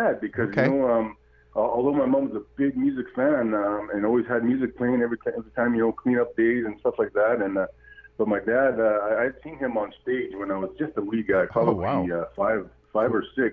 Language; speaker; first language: English; native; English